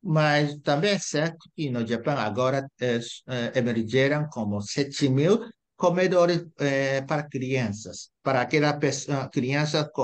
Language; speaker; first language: Portuguese; non-native, fluent; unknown